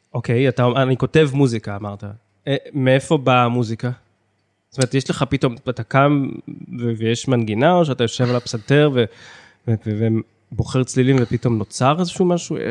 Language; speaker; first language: Hebrew; native; Hebrew